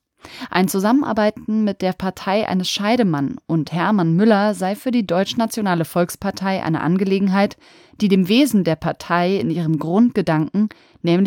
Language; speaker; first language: German; native; German